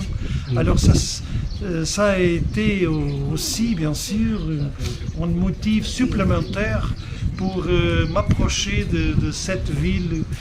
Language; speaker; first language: French; non-native, fluent; Portuguese